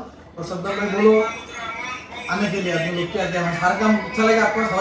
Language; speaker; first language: Hindi; non-native, fluent; Bangla